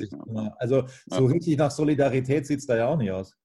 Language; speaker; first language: German; native; German